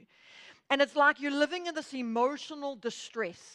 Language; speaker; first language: English; native; English